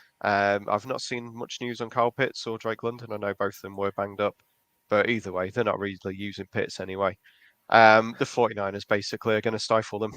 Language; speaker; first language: English; native; English